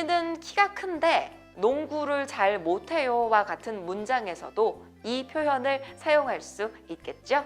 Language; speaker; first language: Korean; native; Korean